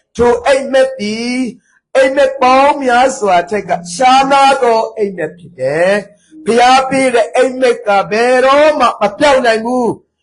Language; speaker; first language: Burmese; non-native, local second language; Tedim Chin